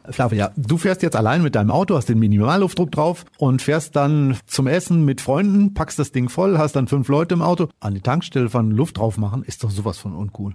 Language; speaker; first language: German; native; German